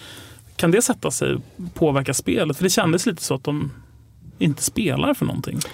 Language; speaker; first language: Swedish; native; Swedish